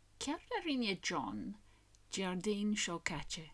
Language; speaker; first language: Irish; non-native, learner; English